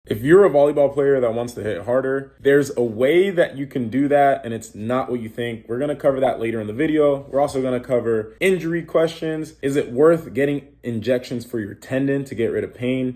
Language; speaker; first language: English; native; English